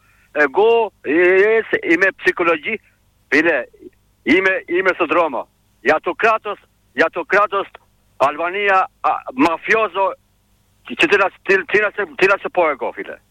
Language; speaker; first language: Greek; non-native, learner; Albanian